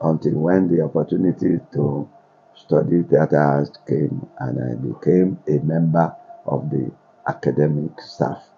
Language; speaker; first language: English; non-native, local second language; Yoruba